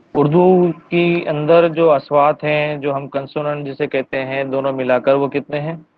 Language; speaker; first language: Urdu; native; Urdu